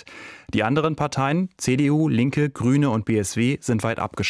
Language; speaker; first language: German; native; German